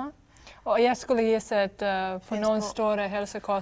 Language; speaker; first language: Swedish; non-native, fluent; English